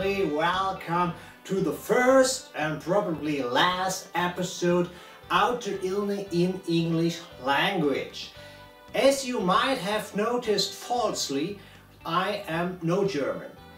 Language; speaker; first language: English; non-native, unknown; German